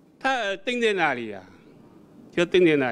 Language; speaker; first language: Chinese; non-native, local second language; Wu Chinese